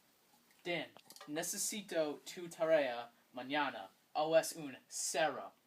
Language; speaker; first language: Spanish; non-native, learner; English